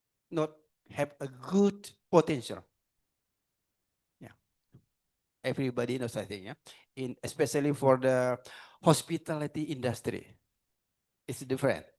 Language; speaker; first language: English; non-native, learner; Indonesian